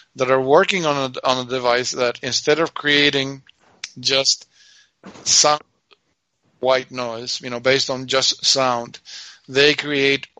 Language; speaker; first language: English; non-native, fluent; Spanish